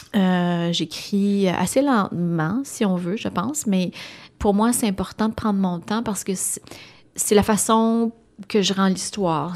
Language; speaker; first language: French; native; French